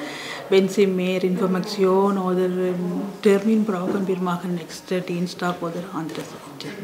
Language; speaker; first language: German; non-native, learner; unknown